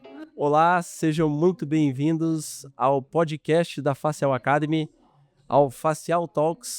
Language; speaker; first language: Portuguese; native; Portuguese